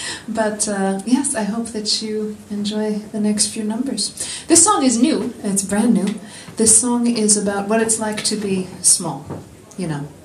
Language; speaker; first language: English; native; English